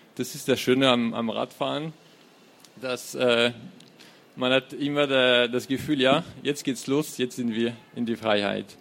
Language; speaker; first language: German; non-native, fluent; French